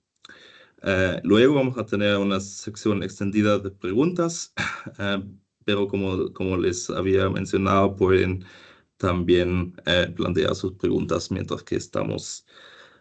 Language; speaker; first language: Spanish; non-native, fluent; German